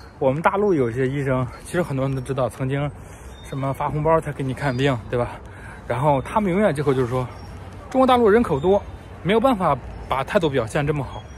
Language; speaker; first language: Chinese; native; Chinese